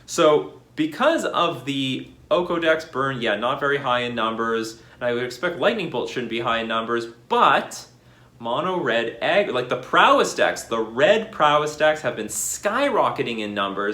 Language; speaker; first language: English; native; English